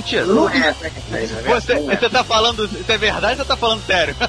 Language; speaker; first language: Portuguese; native; Portuguese